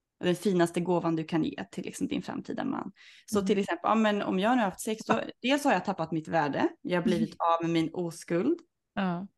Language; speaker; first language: Swedish; native; Swedish